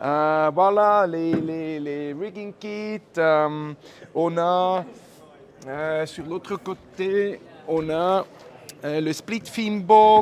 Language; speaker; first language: French; non-native, fluent; German